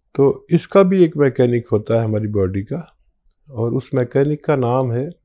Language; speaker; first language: Hindi; native; Hindi